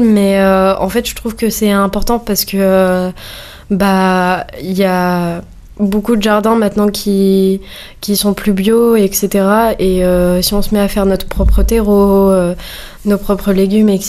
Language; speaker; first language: French; native; French